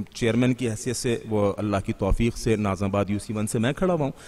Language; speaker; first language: Urdu; native; Urdu